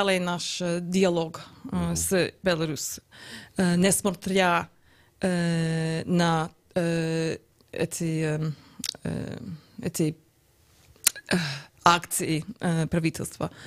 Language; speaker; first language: Russian; non-native, learner; English